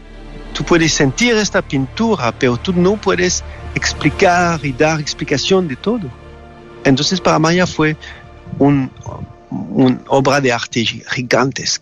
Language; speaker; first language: Spanish; non-native, fluent; French